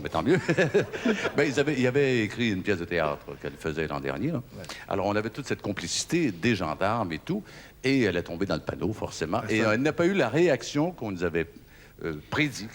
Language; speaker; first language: French; native; French